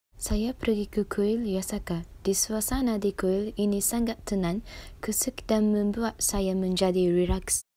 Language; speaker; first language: Indonesian; non-native, learner; Japanese